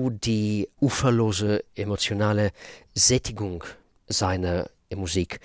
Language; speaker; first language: German; non-native, fluent; Russian